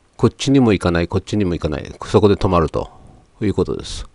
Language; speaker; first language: Japanese; native; Japanese